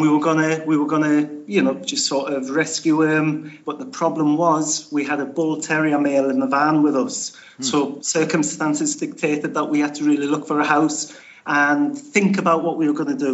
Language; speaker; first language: English; native; English